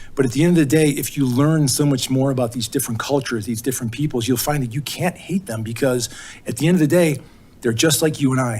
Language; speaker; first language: English; native; English